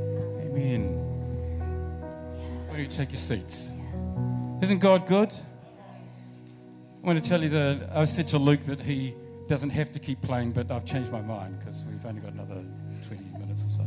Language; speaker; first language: English; native; English